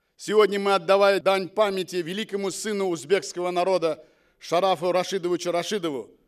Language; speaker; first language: Russian; non-native, local second language; Uzbek